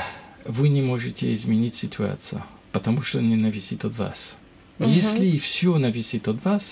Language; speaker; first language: Russian; non-native, learner; French